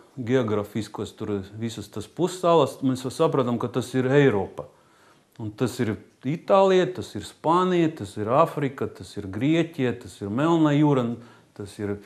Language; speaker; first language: Latvian; non-native, local second language; Russian